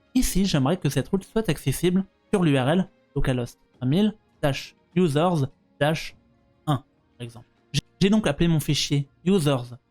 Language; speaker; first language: French; native; French